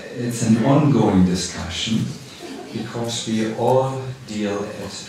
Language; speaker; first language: English; non-native, fluent; German